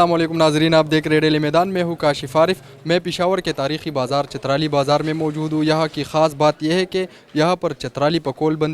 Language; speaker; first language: Hindi; non-native, local second language; Urdu